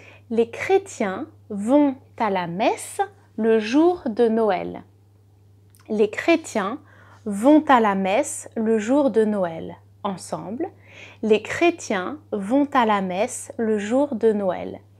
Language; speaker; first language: French; native; French